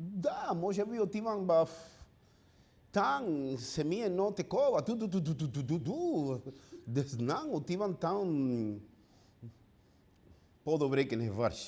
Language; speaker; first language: Bulgarian; non-native, learner; Spanish